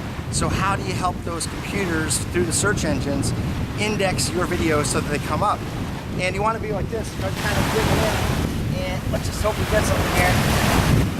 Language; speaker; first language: English; native; English